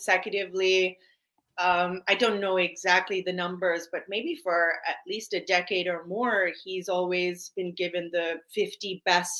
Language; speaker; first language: English; native; English